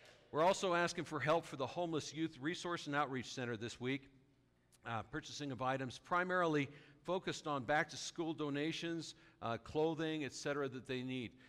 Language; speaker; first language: English; native; English